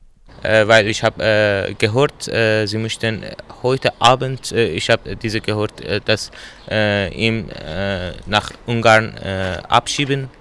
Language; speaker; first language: German; non-native, learner; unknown